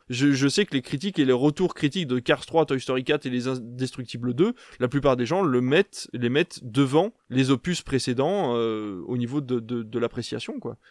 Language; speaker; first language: French; native; French